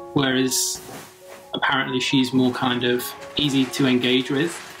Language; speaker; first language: English; native; English